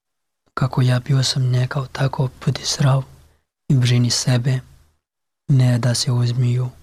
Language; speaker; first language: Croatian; non-native, learner; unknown